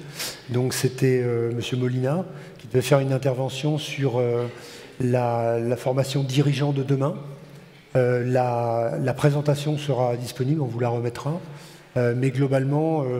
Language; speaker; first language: French; native; French